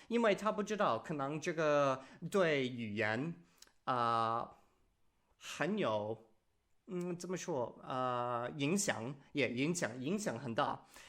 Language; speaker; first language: Chinese; non-native, learner; English